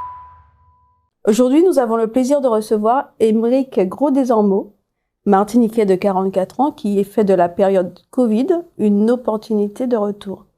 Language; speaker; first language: French; native; French